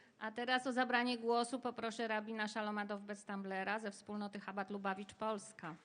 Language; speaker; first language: Polish; native; Polish